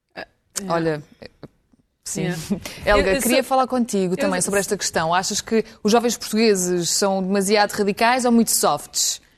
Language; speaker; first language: Portuguese; early bilingual, other home language; Ukrainian